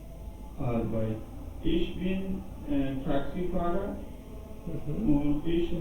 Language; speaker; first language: German; non-native, learner; Urdu